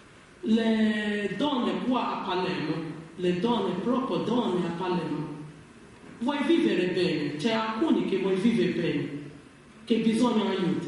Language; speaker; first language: Italian; non-native, learner; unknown